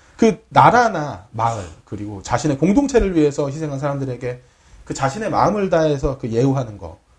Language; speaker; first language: Korean; native; Korean